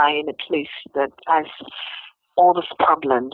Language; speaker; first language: English; non-native, local second language; Yoruba